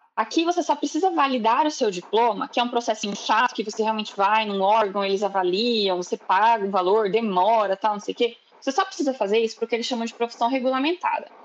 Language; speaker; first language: Portuguese; native; Portuguese